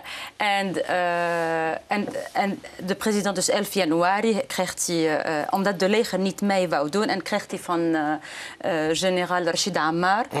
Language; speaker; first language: Dutch; non-native, fluent; Arabic